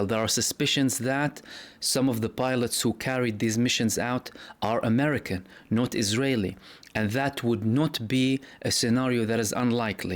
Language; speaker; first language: English; non-native, fluent; Arabic